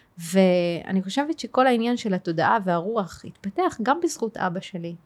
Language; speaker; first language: Hebrew; non-native, local second language; Arabic